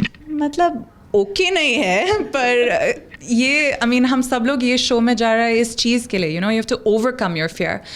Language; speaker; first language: Hindi; non-native, local second language; English